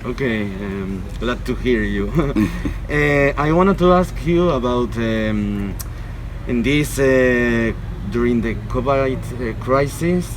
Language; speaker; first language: English; non-native, learner; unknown